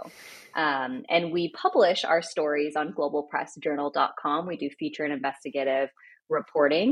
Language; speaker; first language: English; native; English